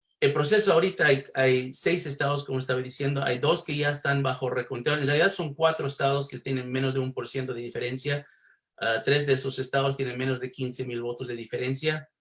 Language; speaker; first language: Spanish; early bilingual, heritage; Spanish